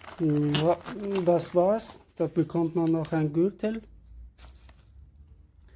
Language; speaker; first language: German; non-native, learner; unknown